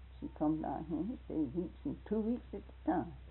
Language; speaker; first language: English; native; English